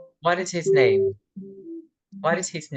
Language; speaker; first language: English; non-native, fluent; Portuguese